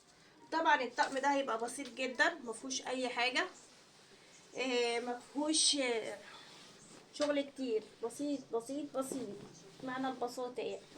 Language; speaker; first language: Arabic; native; Arabic